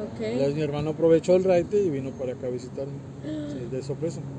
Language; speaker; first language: Spanish; early bilingual, heritage; Spanish